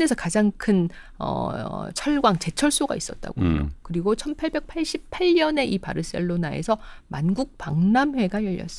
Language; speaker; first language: Korean; native; Korean